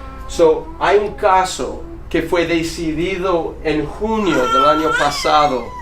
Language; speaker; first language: Spanish; non-native, fluent; English